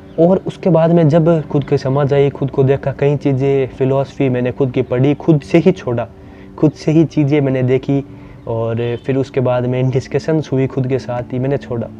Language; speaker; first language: Hindi; native; Hindi